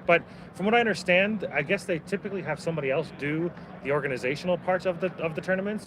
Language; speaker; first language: English; native; English